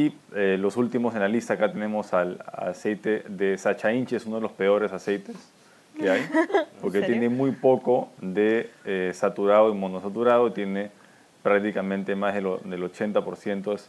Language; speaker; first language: Spanish; native; Spanish